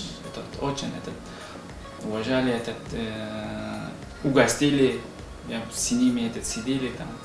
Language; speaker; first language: Russian; non-native, learner; Uzbek